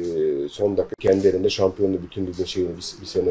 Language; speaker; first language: Turkish; native; Turkish